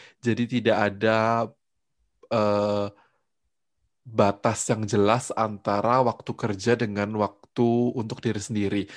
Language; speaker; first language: Indonesian; native; Indonesian